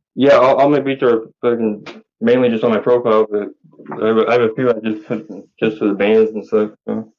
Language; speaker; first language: English; native; English